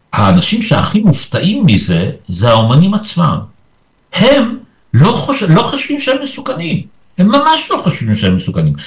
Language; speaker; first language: Hebrew; early bilingual, other home language; Polish